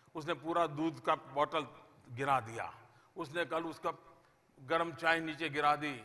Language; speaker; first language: Hindi; native; Hindi